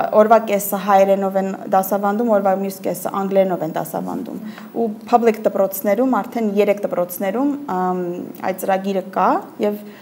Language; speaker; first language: Armenian; early bilingual, heritage; Armenian